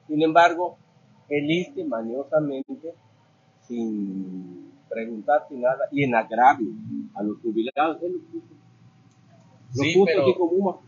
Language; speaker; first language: Spanish; native; Spanish